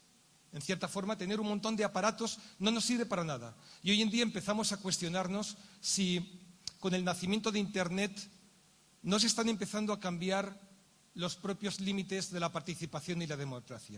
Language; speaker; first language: Spanish; native; Spanish